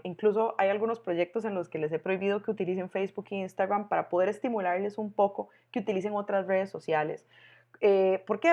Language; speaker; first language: Spanish; native; Spanish